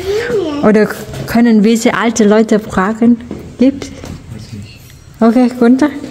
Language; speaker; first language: German; non-native, learner; Vietnamese